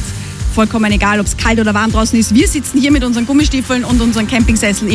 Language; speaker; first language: German; native; German